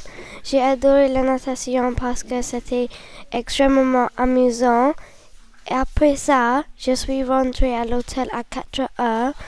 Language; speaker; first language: French; non-native, learner; English